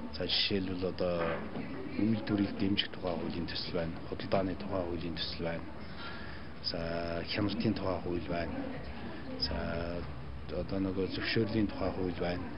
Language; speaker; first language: Mongolian; non-native, local second language; Kazakh